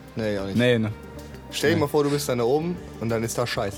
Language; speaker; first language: German; native; German